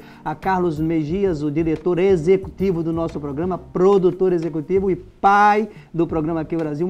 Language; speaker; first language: Portuguese; native; Portuguese